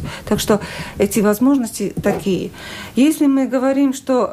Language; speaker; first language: Russian; non-native, local second language; Latvian